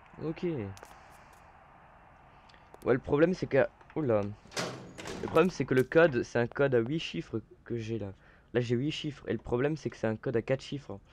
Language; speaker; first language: French; native; French